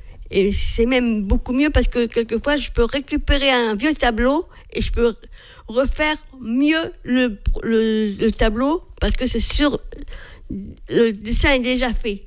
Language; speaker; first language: French; native; French